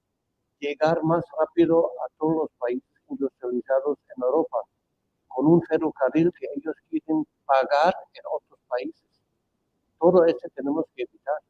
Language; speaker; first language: Spanish; non-native, fluent; German